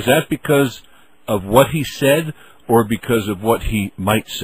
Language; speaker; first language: English; native; English